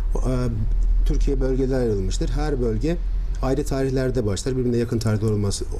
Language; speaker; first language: Turkish; native; Turkish